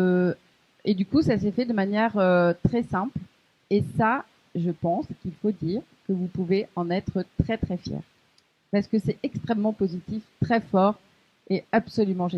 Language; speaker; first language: French; native; French